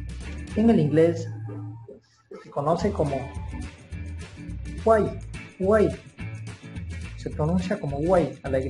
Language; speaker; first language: Spanish; non-native, local second language; Quechua